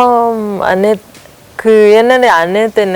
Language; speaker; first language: Korean; non-native, learner; Thai